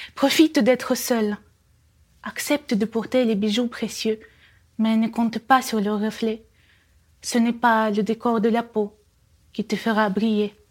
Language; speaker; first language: French; non-native, fluent; Russian